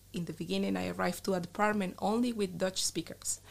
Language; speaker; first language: English; non-native, fluent; Spanish